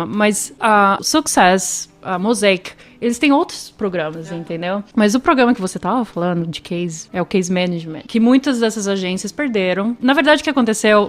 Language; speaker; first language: Portuguese; native; Portuguese